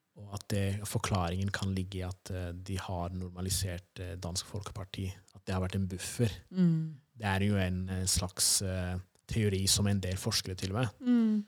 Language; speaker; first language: Norwegian; early bilingual, other home language; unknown